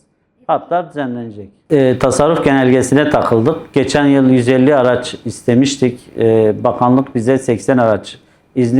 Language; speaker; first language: Turkish; native; Turkish